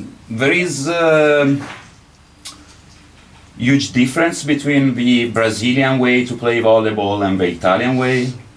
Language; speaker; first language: English; non-native, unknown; Italian